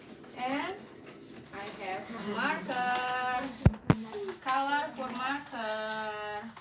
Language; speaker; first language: English; non-native, learner; Indonesian